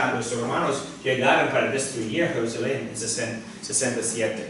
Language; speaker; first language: Spanish; non-native, fluent; English